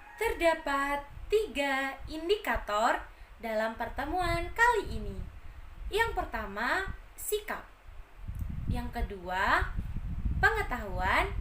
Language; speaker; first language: Indonesian; native; Indonesian